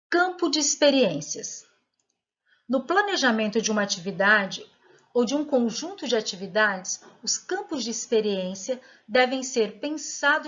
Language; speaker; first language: Portuguese; native; Portuguese